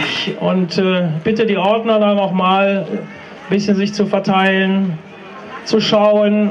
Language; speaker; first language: German; native; German